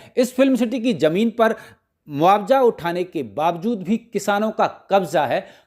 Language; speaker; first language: Hindi; native; Hindi